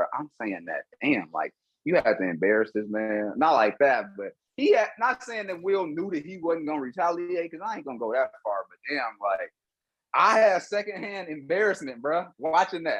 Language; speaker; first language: English; native; English